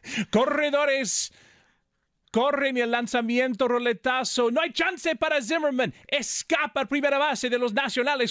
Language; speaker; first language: Spanish; non-native, fluent; English